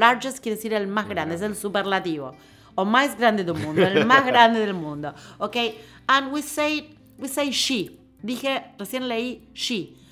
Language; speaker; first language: Spanish; native; Spanish